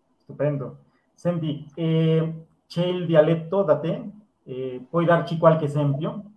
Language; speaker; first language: Italian; non-native, fluent; Spanish